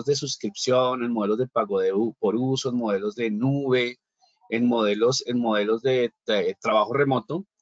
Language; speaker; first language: Spanish; native; Spanish